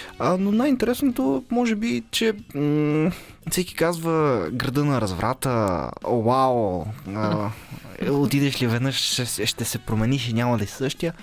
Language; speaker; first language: Bulgarian; native; Bulgarian